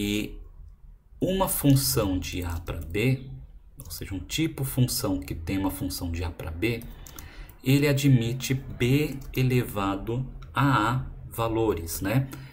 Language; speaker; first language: Portuguese; native; Portuguese